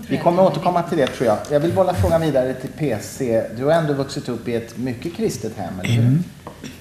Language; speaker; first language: Swedish; native; Swedish